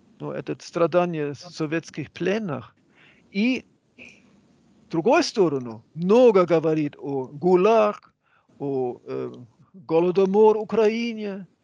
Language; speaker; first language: Russian; non-native, fluent; German